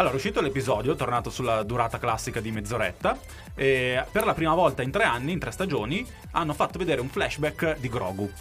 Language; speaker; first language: Italian; native; Italian